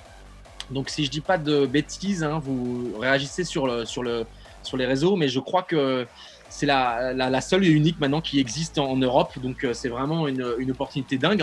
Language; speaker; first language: French; native; French